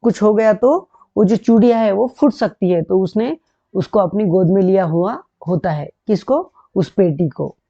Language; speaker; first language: Hindi; non-native, local second language; Marathi